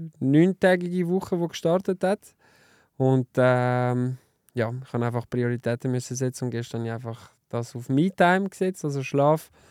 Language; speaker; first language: German; non-native, local second language; French